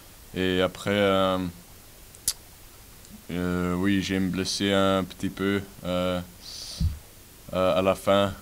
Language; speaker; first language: French; non-native, local second language; Dutch